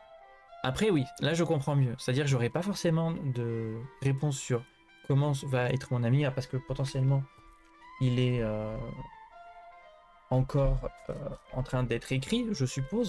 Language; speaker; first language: French; native; French